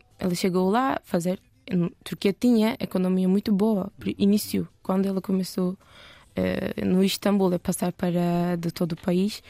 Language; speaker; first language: Portuguese; non-native, learner; Turkish